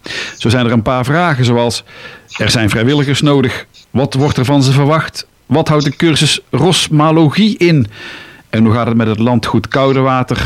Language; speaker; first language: Dutch; native; Dutch